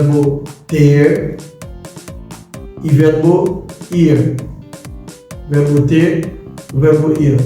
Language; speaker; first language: Portuguese; non-native, learner; Haitian Creole